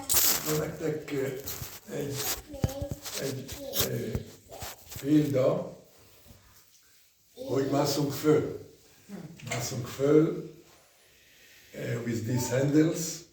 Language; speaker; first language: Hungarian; early bilingual, heritage; Hungarian